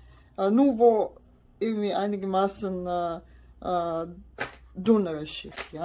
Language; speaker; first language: German; non-native, learner; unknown